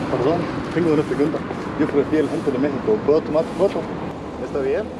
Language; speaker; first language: Spanish; non-native, learner; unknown